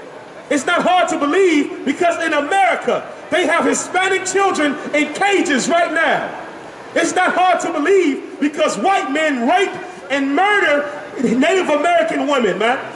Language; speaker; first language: English; native; English